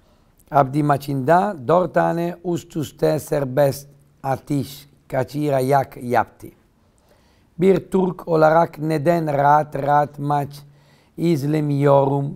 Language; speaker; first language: Turkish; non-native, learner; Italian